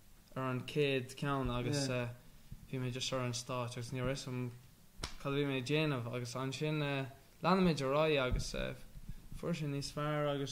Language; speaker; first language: Irish; non-native, local second language; English